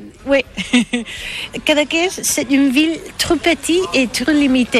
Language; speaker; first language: French; non-native, learner; Catalan